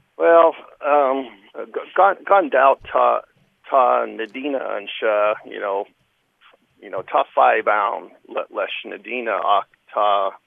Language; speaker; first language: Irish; non-native, local second language; English